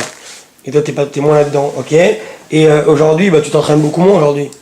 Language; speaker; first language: French; native; French